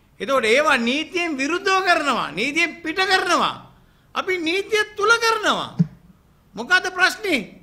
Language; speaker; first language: Sinhala; non-native, local second language; Tamil